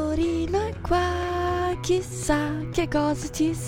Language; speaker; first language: Italian; native; Italian